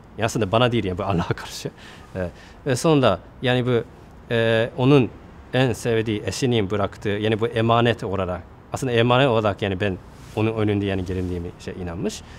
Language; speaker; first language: Turkish; non-native, fluent; Japanese